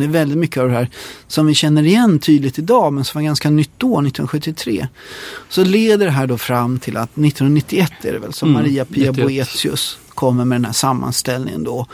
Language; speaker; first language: Swedish; native; Swedish